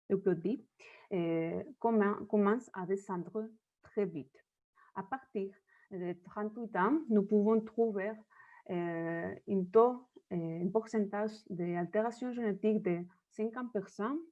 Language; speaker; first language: French; non-native, fluent; Spanish